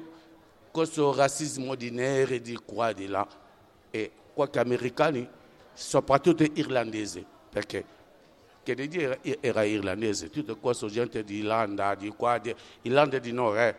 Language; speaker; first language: Italian; non-native, fluent; French